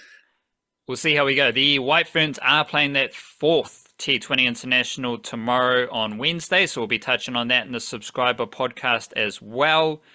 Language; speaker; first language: English; native; English